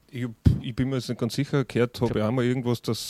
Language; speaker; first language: German; native; German